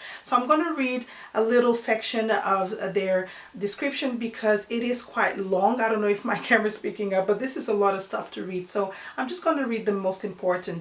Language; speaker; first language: English; non-native, fluent; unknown